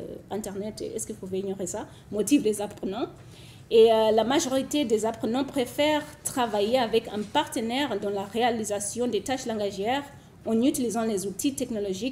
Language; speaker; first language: French; non-native, fluent; Shona